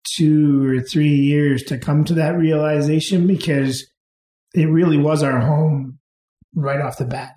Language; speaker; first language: English; native; English